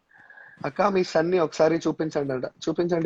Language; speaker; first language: Telugu; native; Telugu